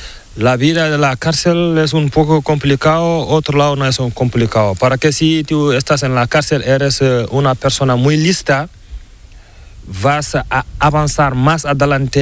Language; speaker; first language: Spanish; non-native, learner; Fula